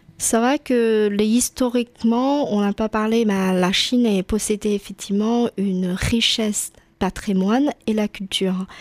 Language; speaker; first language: French; non-native, fluent; Chinese